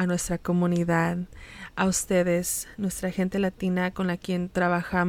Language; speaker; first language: Spanish; early bilingual, heritage; Spanish